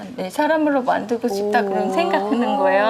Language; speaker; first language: Korean; non-native, fluent; Vietnamese